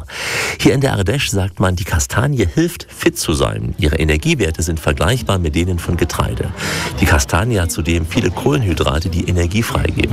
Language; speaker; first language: German; native; German